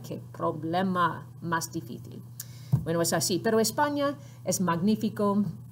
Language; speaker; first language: Spanish; non-native, fluent; English